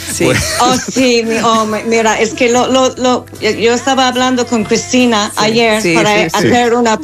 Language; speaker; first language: Spanish; non-native, fluent; English